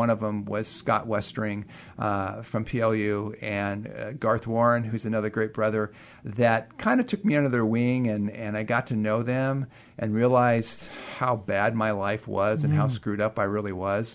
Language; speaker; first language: English; native; English